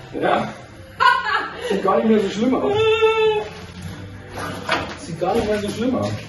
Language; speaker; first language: German; native; German